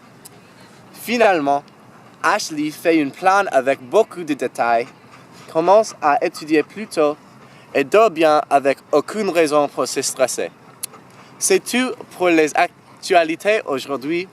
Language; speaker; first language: French; non-native, learner; English